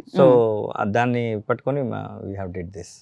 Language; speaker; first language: Telugu; non-native, learner; Kannada